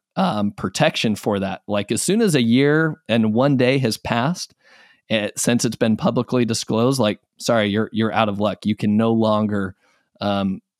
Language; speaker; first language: English; native; English